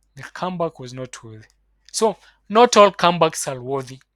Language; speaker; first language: English; non-native, local second language; Swahili